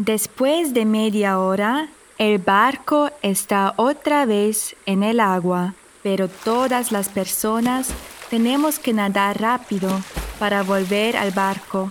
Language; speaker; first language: Spanish; non-native, fluent; German